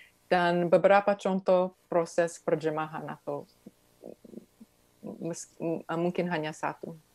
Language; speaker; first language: Indonesian; early bilingual, other home language; English